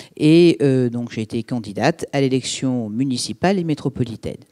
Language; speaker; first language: French; native; French